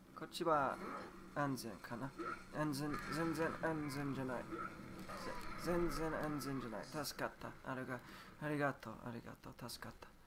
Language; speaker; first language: Japanese; non-native, learner; English